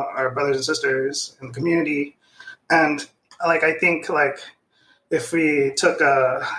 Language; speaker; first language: English; non-native, local second language; Filipino